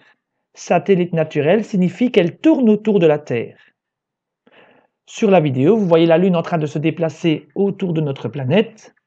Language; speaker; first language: French; native; French